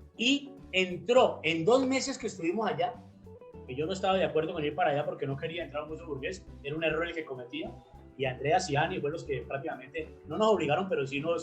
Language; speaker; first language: Spanish; native; Spanish